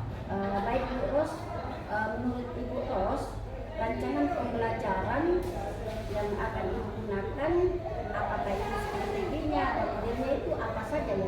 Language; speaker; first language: Indonesian; native; Indonesian